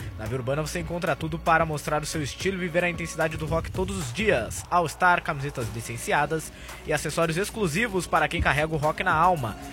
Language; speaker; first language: Portuguese; native; Portuguese